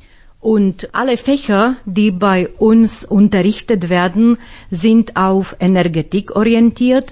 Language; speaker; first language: German; non-native, fluent; Slovak